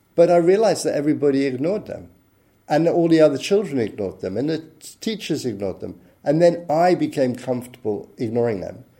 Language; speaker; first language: English; native; English